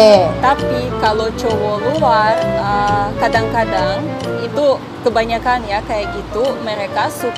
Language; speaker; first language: Indonesian; non-native, fluent; Russian